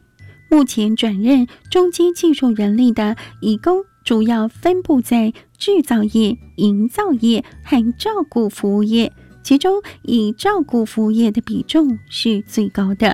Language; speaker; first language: Chinese; native; Chinese